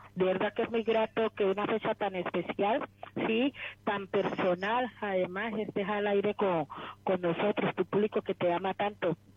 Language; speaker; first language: Spanish; native; Spanish